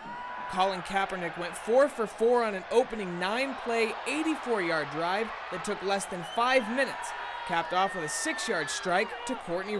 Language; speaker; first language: English; native; English